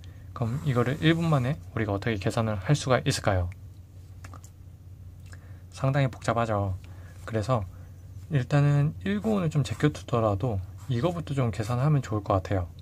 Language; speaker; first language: Korean; native; Korean